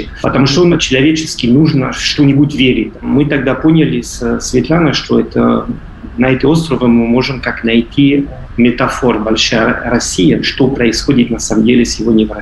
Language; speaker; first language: Russian; non-native, fluent; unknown